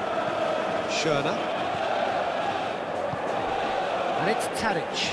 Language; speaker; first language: English; native; English